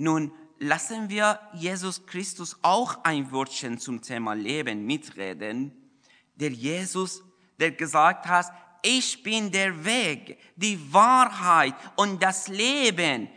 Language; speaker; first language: German; non-native, fluent; Persian